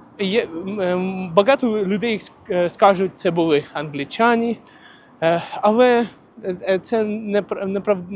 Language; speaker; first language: Ukrainian; non-native, local second language; Russian